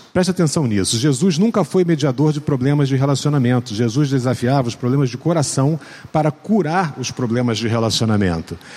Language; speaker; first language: Portuguese; native; Portuguese